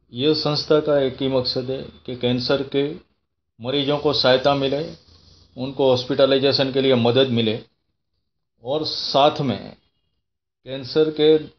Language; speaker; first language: Hindi; non-native, local second language; Gujarati